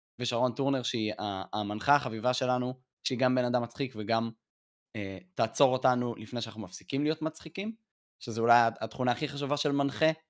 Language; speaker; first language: Hebrew; native; Hebrew